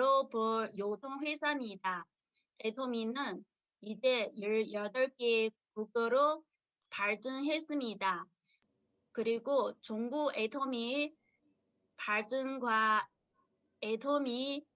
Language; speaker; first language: Korean; non-native, learner; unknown